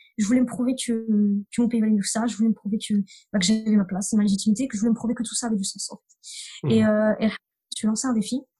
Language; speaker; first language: French; native; French